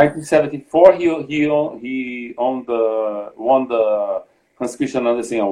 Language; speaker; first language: English; non-native, fluent; Portuguese